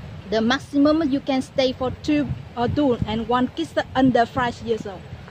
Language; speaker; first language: English; non-native, learner; Vietnamese